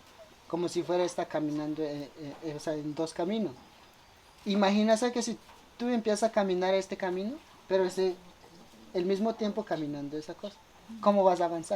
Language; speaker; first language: Spanish; non-native, local second language; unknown